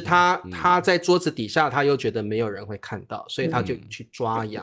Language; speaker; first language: Chinese; native; Chinese